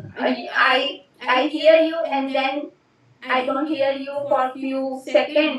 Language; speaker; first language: English; non-native, learner; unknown